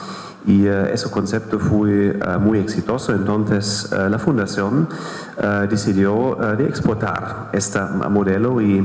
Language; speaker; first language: Spanish; non-native, fluent; German